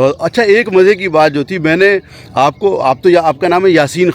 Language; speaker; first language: Hindi; native; Hindi